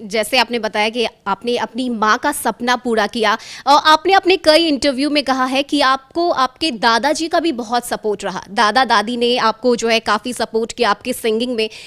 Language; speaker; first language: Hindi; native; Hindi